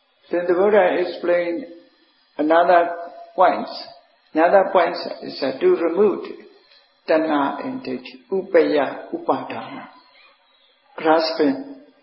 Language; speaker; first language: English; non-native, fluent; Burmese